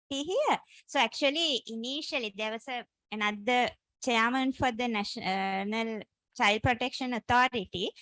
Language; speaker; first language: English; non-native, local second language; Sinhala